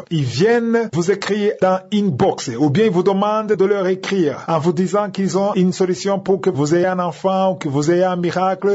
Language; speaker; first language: French; non-native, local second language; Rundi